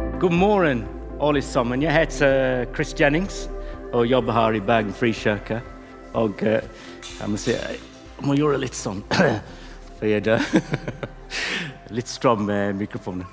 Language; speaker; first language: Norwegian; non-native, fluent; English